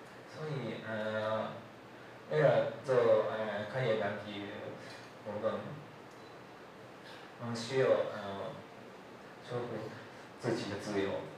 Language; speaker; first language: Chinese; non-native, learner; Japanese